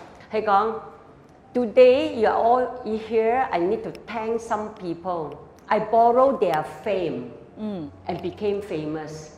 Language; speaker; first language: English; non-native, local second language; Cantonese